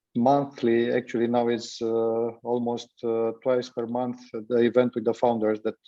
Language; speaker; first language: English; non-native, fluent; Romanian